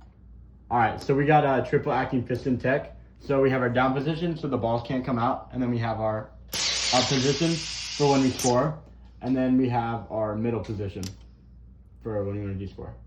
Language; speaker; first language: English; native; English